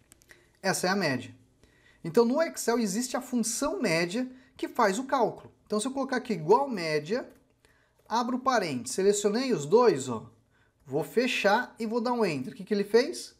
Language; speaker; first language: Portuguese; native; Portuguese